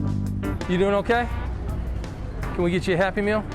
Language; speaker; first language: English; native; English